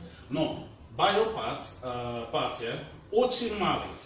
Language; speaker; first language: Russian; non-native, learner; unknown